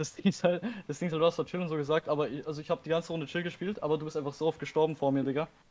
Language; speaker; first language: German; native; German